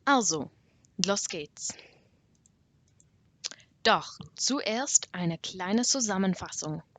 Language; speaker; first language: German; non-native, learner; English